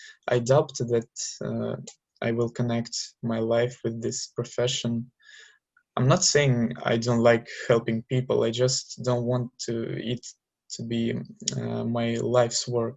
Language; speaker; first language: English; non-native, learner; Russian